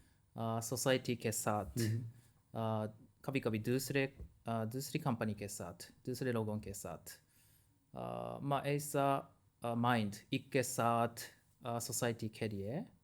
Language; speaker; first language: Hindi; non-native, learner; Japanese